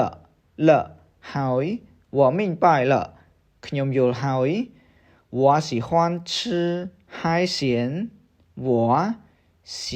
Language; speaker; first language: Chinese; non-native, fluent; Khmer